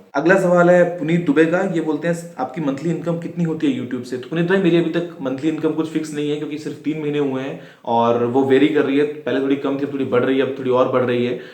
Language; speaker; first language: Hindi; native; Hindi